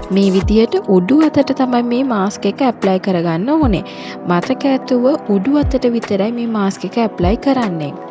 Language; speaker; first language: Sinhala; native; Sinhala